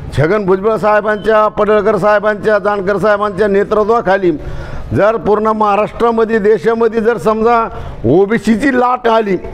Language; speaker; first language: Marathi; native; Marathi